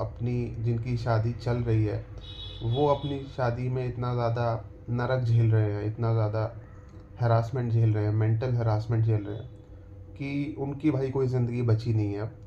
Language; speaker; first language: Hindi; native; Hindi